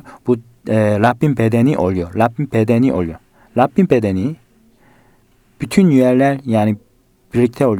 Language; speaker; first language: Turkish; non-native, fluent; Korean